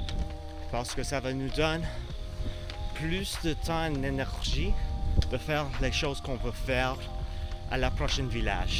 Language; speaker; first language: French; non-native, learner; English